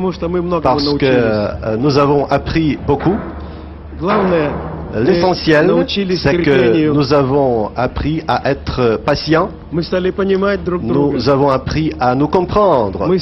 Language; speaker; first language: French; non-native, fluent; Russian